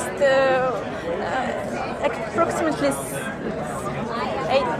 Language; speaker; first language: English; non-native, learner; Russian